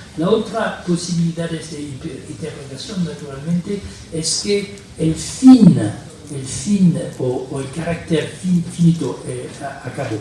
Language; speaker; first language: Spanish; non-native, fluent; French